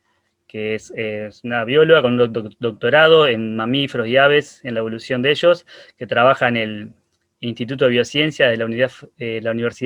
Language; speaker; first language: Spanish; native; Spanish